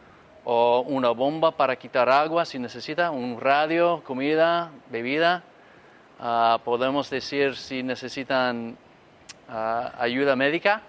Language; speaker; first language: Spanish; non-native, fluent; English